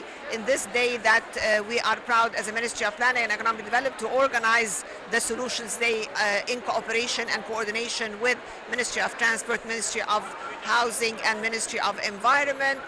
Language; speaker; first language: English; non-native, fluent; Arabic